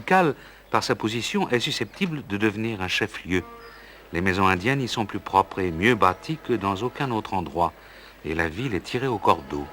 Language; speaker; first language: French; native; French